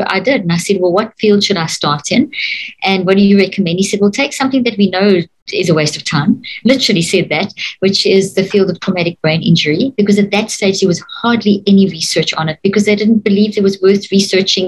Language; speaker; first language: English; native; English